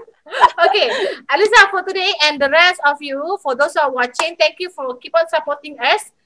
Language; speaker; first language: English; non-native, local second language; Malay